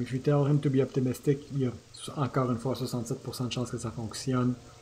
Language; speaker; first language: French; native; French